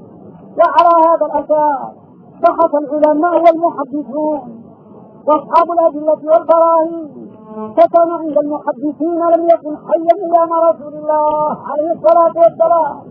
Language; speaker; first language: Arabic; native; Arabic